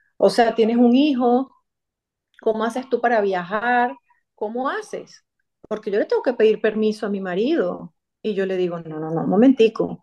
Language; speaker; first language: Spanish; native; Spanish